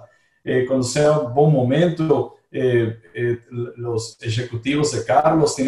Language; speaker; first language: Portuguese; non-native, fluent; Spanish